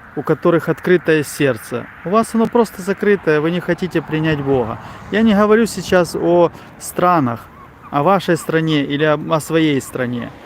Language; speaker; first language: Russian; non-native, local second language; Ukrainian